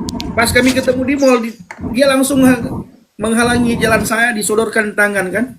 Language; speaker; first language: Indonesian; native; Indonesian